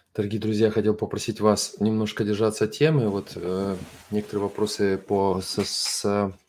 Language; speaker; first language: Russian; non-native, fluent; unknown